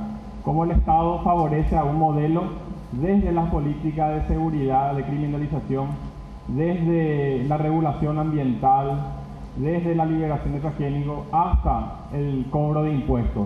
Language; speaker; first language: Spanish; native; Spanish